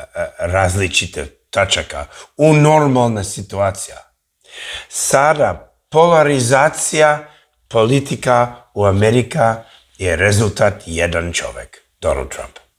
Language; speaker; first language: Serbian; early bilingual, heritage; English